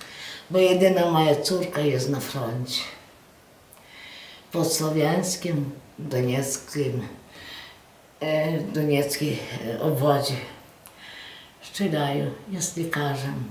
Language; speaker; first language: Polish; early bilingual, heritage; Polish